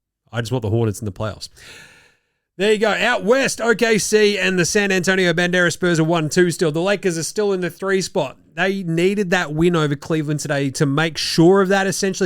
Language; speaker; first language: English; native; English